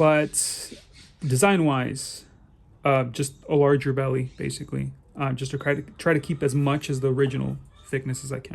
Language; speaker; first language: English; native; English